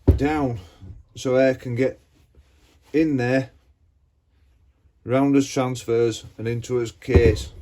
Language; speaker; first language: English; native; English